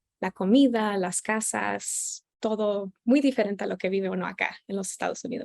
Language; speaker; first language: Spanish; early bilingual, heritage; Spanish